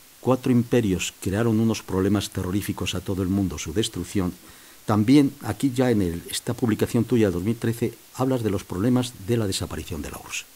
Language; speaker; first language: Spanish; native; Spanish